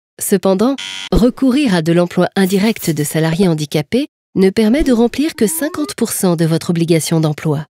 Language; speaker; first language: French; native; French